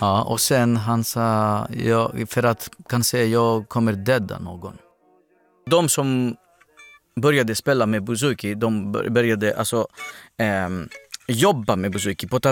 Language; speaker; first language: Swedish; non-native, learner; Greek